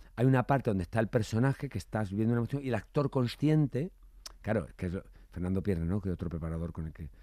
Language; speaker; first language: Spanish; native; Spanish